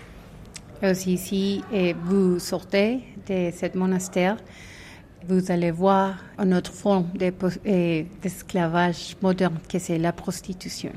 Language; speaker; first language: French; non-native, fluent; Spanish